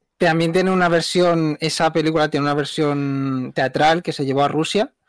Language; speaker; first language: Spanish; native; Spanish